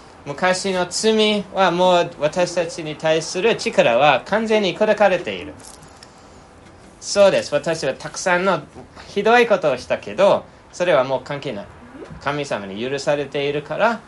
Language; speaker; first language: Japanese; non-native, fluent; English